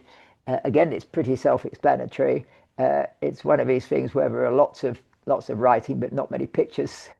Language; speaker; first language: English; native; English